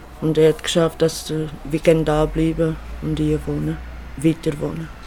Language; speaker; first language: German; non-native, fluent; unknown